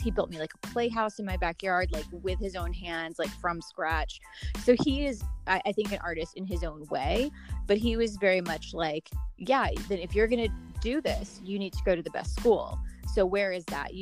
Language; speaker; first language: English; native; English